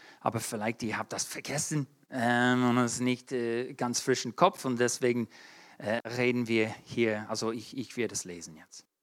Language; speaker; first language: German; non-native, fluent; English